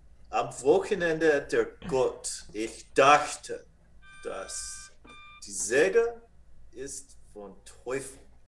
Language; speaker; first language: German; non-native, learner; English